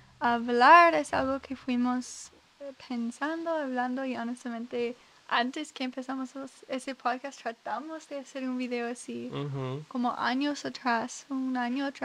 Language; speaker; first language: Spanish; non-native, learner; English